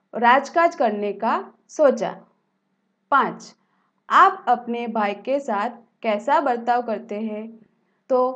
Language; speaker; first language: Hindi; non-native, local second language; Gujarati